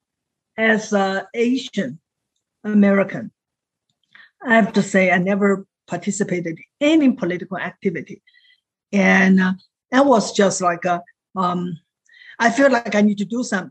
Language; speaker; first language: English; non-native, fluent; Chinese